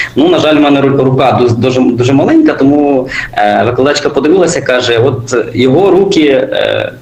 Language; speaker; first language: Ukrainian; native; Ukrainian